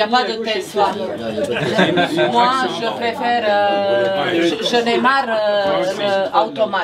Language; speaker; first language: French; non-native, fluent; Serbian